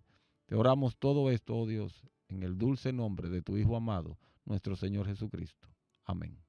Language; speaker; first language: Spanish; native; Spanish